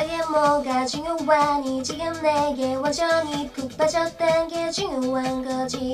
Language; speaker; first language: Korean; native; Korean